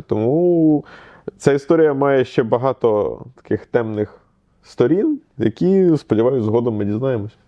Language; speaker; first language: Ukrainian; native; Ukrainian